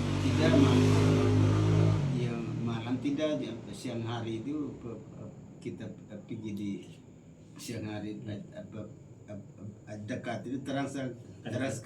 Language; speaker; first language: Indonesian; non-native, local second language; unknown